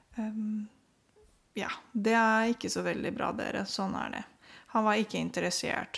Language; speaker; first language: Norwegian; non-native, fluent; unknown